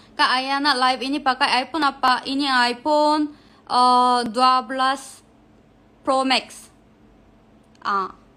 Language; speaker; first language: Indonesian; non-native, fluent; Korean